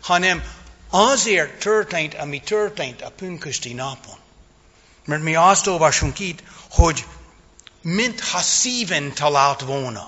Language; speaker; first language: Hungarian; non-native, fluent; English